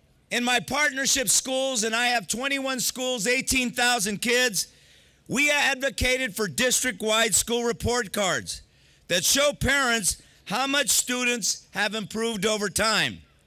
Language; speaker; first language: English; early bilingual, other home language; Spanish